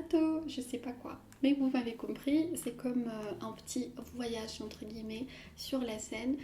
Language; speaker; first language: French; non-native, fluent; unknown